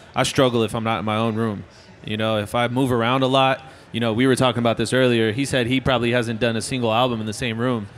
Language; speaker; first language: English; native; English